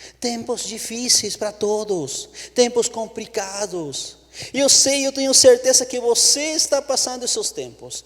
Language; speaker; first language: Portuguese; non-native, fluent; Spanish